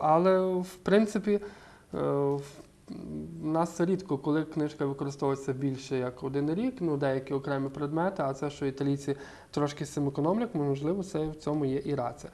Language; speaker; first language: Ukrainian; native; Ukrainian